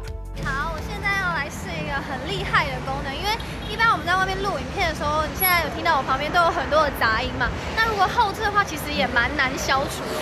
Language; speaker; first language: Chinese; native; Chinese